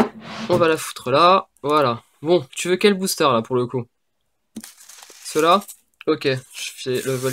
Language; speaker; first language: French; native; French